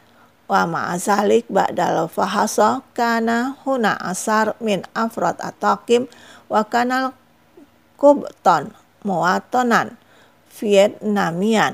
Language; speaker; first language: Arabic; non-native, fluent; Indonesian